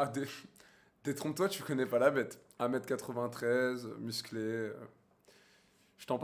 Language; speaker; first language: French; native; French